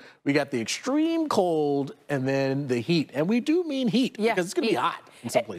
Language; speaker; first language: English; native; English